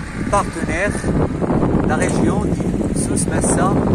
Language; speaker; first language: French; non-native, local second language; Arabic